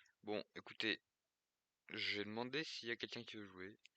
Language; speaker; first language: French; native; French